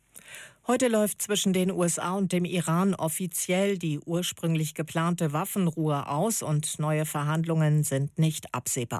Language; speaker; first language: German; native; German